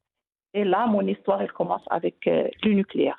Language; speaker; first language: French; non-native, local second language; Arabic